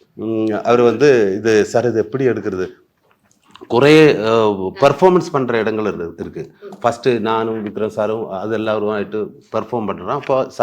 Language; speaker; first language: Tamil; non-native, learner; Malayalam